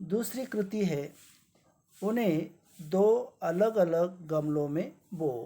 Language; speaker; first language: Hindi; non-native, local second language; Marathi